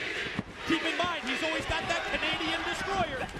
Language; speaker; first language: English; native; English